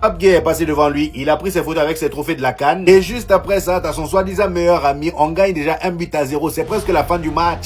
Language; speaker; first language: French; native; French